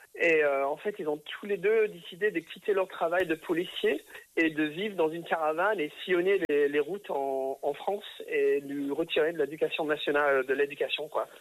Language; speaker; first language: French; early bilingual, other home language; English